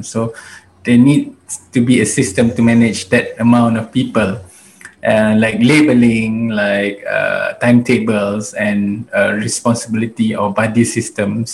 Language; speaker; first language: English; non-native, local second language; Malay